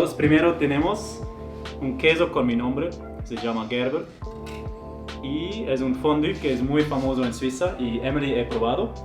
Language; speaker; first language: Spanish; non-native, fluent; German